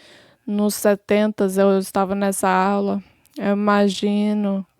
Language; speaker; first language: Portuguese; non-native, fluent; English